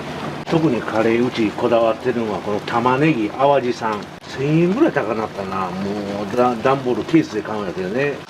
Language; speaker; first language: Japanese; native; Japanese